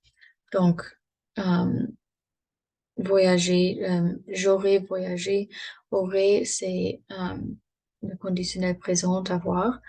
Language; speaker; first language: French; non-native, learner; English